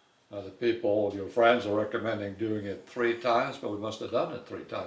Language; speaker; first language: English; non-native, fluent; Swedish